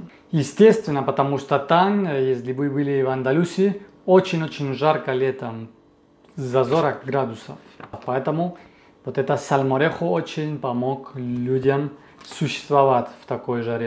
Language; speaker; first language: Russian; non-native, fluent; Spanish